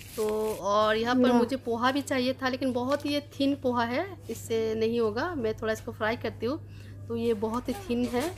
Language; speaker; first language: Hindi; non-native, local second language; Bangla